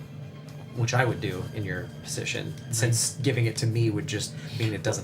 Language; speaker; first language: English; native; English